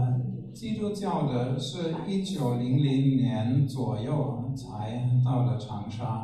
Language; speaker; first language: Chinese; non-native, fluent; German